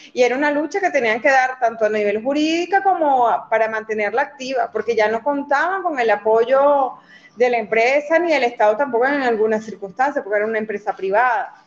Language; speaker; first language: Spanish; native; Spanish